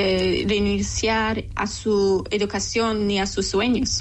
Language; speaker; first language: Spanish; non-native, local second language; Persian